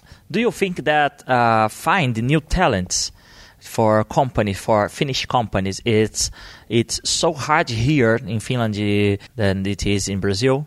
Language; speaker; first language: English; non-native, learner; Portuguese